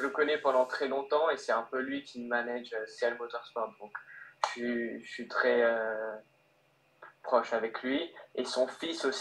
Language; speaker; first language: French; early bilingual, heritage; French